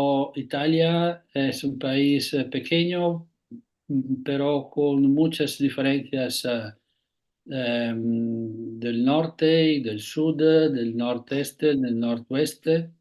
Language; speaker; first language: Spanish; non-native, fluent; Italian